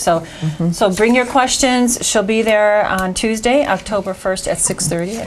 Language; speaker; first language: English; native; English